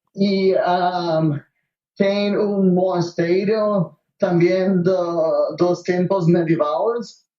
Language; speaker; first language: Portuguese; non-native, learner; Spanish